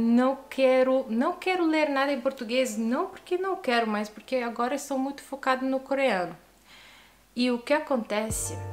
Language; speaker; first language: Portuguese; non-native, fluent; Italian